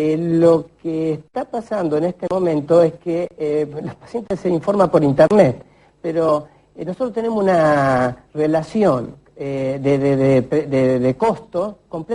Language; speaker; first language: Spanish; native; Spanish